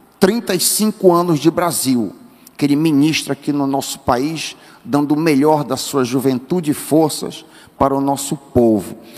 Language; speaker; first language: Portuguese; native; Portuguese